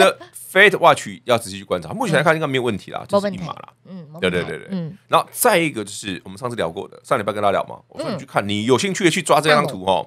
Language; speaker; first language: Chinese; native; Chinese